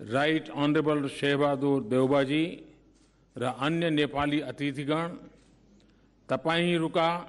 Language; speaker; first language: Hindi; native; Hindi